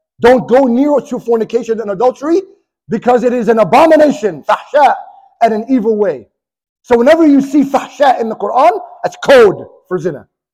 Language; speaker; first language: English; native; English